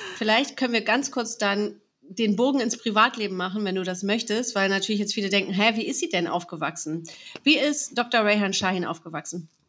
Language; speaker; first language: German; native; German